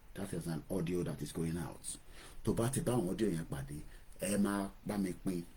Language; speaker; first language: English; non-native, local second language; Yoruba